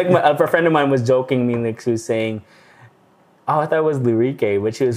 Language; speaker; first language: English; non-native, local second language; Filipino